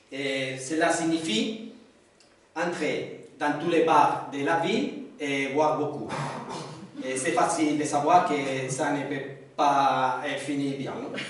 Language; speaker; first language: French; non-native, learner; Spanish